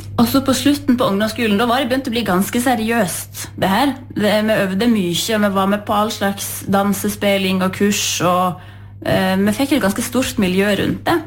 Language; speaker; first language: Norwegian; native; Norwegian